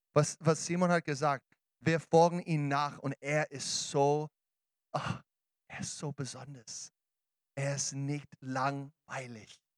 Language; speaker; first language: German; non-native, learner; English